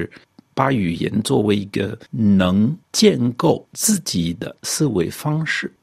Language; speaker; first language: Chinese; non-native, fluent; French